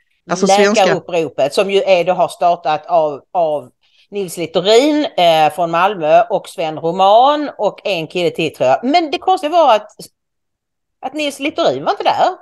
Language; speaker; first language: Swedish; native; Swedish